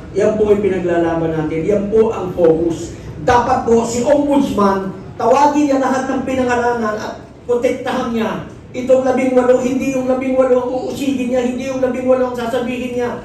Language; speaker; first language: Filipino; native; Filipino